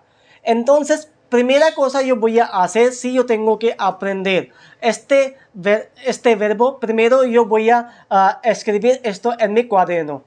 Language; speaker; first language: Spanish; non-native, learner; Hindi